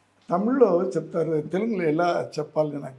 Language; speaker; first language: Telugu; non-native, learner; Tamil